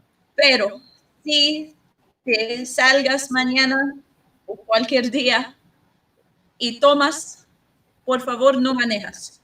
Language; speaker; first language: Spanish; non-native, learner; English